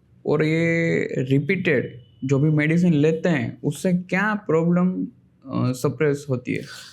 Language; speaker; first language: Hindi; non-native, local second language; Gujarati